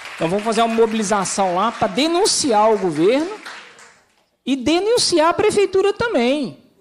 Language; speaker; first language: Portuguese; native; Portuguese